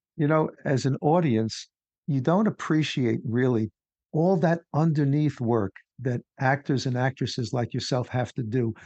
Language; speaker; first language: English; native; English